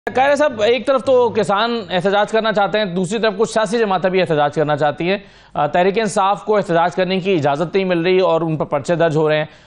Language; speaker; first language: Urdu; non-native, local second language; Punjabi